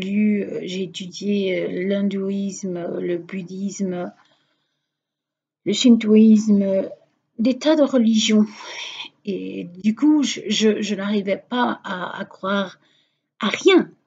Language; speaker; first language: French; non-native, fluent; Portuguese